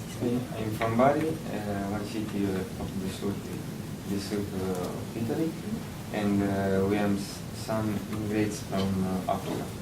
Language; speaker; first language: English; non-native, learner; Italian